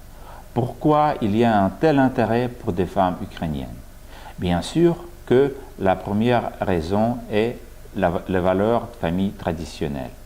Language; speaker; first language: French; non-native, fluent; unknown